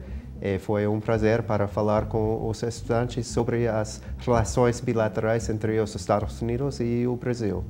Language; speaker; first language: Portuguese; non-native, fluent; English